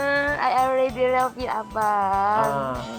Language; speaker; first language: English; non-native, learner; Indonesian